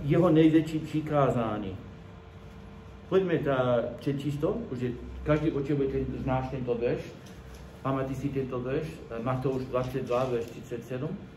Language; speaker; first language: Czech; non-native, learner; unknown